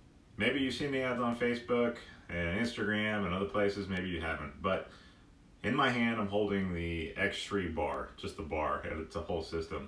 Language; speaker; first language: English; native; English